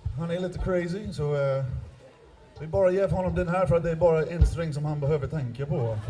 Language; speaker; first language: Swedish; non-native, fluent; English